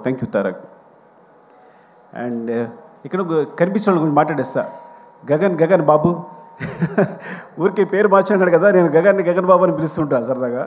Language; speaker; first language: Telugu; native; Telugu